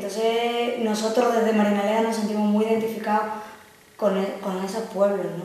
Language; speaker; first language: Spanish; native; Spanish